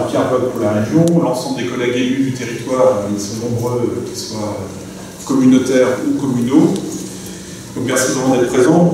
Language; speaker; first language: French; native; French